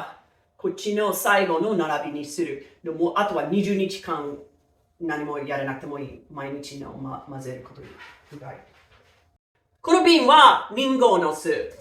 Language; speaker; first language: Japanese; non-native, fluent; English